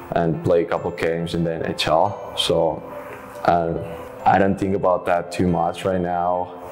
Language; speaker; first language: English; non-native, fluent; Finnish